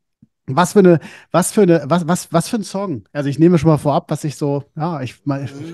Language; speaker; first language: German; native; German